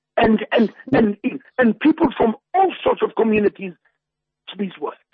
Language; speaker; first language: English; non-native, local second language; Zulu